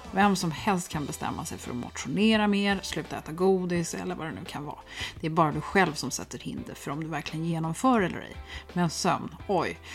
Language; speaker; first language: Swedish; native; Swedish